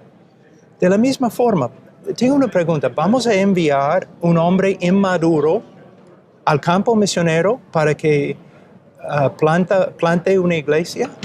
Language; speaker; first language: Spanish; non-native, fluent; English